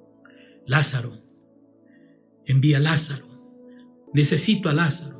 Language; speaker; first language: Spanish; native; Spanish